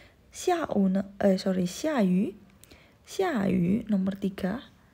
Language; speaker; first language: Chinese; non-native, fluent; Indonesian